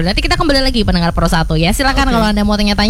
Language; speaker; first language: Indonesian; native; Indonesian